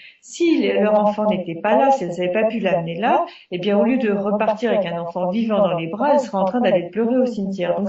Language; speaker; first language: French; native; French